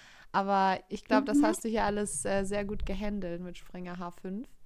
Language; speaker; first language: German; native; German